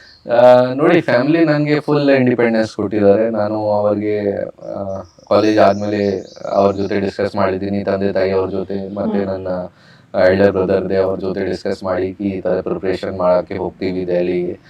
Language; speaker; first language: Kannada; non-native, local second language; Hindi